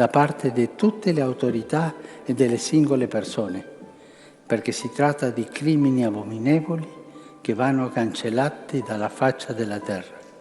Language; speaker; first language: Italian; non-native, fluent; Spanish